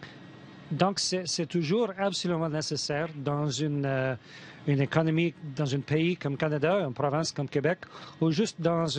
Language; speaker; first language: French; non-native, fluent; English